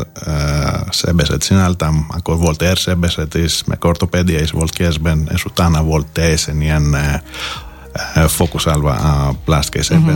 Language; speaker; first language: Hungarian; non-native, fluent; Greek